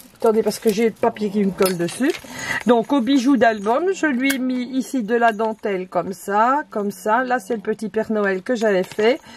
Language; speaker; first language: French; native; French